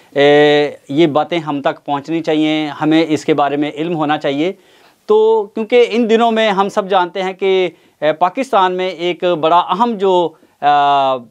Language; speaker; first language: Urdu; non-native, local second language; Punjabi